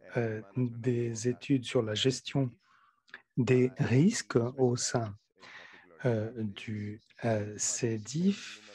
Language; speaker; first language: French; native; French